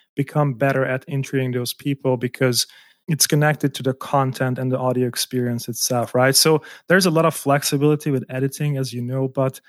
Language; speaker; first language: English; non-native, fluent; Hungarian